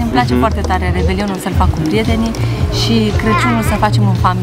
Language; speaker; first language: Romanian; native; Romanian